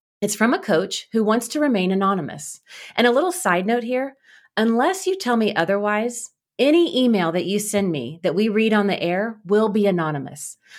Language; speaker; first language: English; native; English